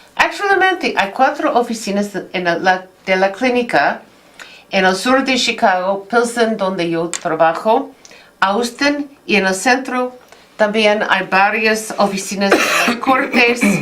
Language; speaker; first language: Spanish; non-native, learner; English